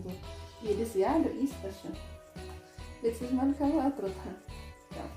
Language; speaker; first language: German; non-native, learner; Filipino